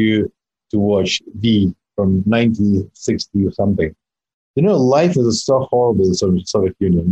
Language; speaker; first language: English; non-native, fluent; Russian